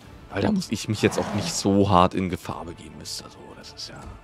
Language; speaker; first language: German; native; German